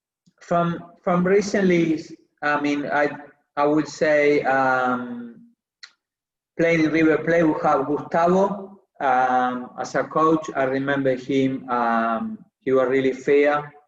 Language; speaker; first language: English; non-native, fluent; Spanish